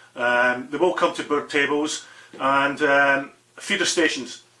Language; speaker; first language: English; native; English